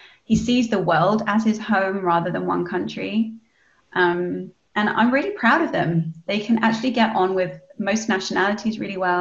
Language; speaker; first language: English; native; English